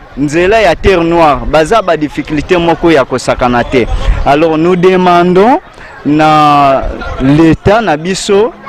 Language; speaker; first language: Lingala; non-native, local second language; Kituba (Democratic Republic of Congo)